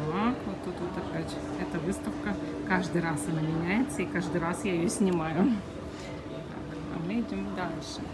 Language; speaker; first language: Russian; native; Russian